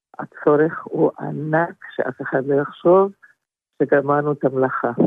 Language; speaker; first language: Hebrew; non-native, fluent; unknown